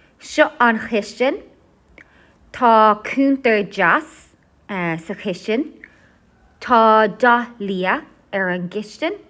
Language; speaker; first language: Irish; non-native, local second language; English